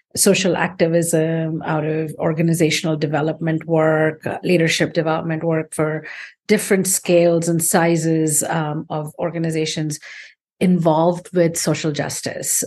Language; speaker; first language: English; non-native, local second language; Hindi